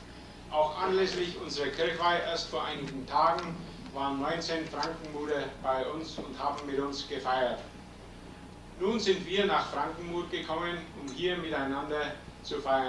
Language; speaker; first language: German; native; German